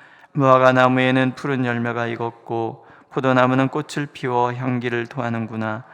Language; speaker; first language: Korean; native; Korean